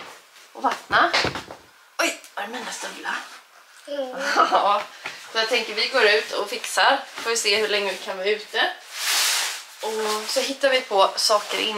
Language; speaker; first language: Swedish; native; Swedish